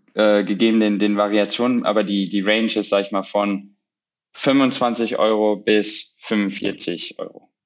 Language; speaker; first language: German; native; German